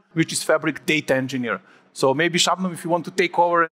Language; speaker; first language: English; non-native, fluent; Serbian